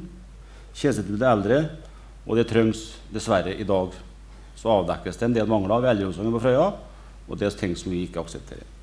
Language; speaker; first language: Norwegian; native; Norwegian